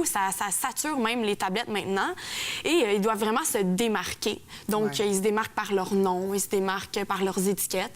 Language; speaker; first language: French; native; French